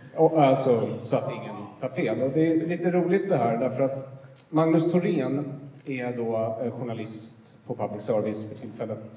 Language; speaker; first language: Swedish; native; Swedish